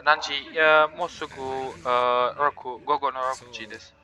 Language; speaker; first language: Japanese; non-native, learner; Romanian